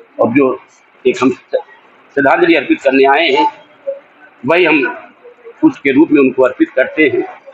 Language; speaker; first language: Hindi; native; Hindi